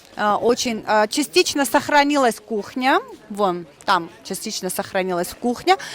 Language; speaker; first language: Russian; non-native, local second language; Armenian